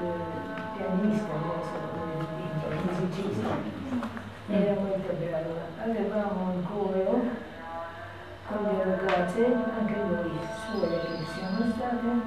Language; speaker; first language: Italian; non-native, learner; Albanian